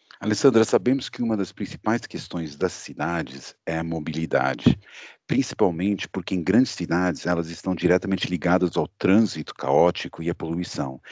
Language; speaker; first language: Portuguese; native; Portuguese